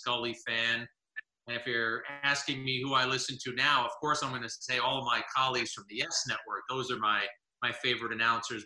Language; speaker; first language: English; native; English